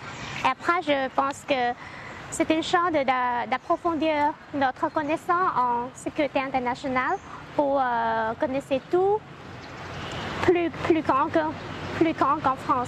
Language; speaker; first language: French; non-native, learner; Khmer